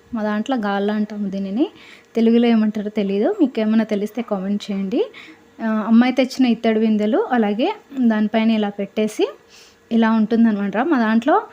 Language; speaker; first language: Telugu; non-native, local second language; Lambadi